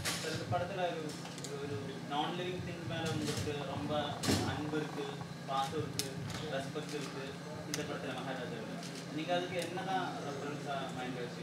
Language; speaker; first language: Tamil; non-native, local second language; Malayalam